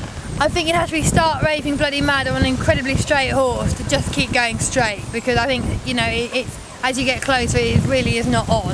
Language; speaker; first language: English; native; English